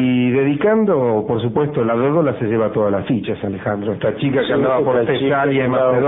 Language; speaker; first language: Spanish; native; Spanish